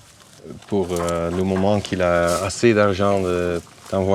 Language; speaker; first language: French; non-native, fluent; Dutch